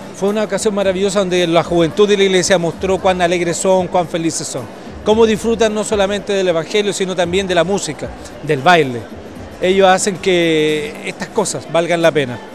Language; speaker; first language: Spanish; native; Spanish